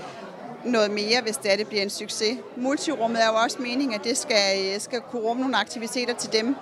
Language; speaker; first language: Danish; native; Danish